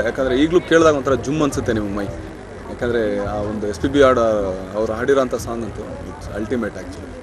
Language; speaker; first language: Kannada; native; Kannada